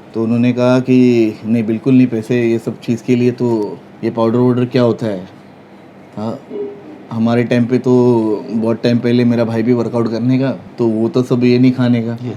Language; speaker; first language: Hindi; non-native, local second language; Marathi